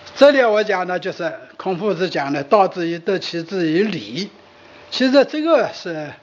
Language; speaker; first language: Chinese; native; Chinese